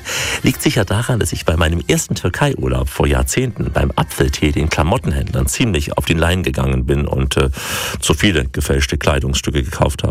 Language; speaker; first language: German; native; German